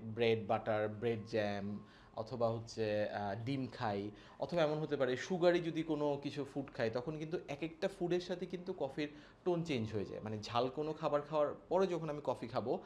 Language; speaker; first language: Bangla; native; Bangla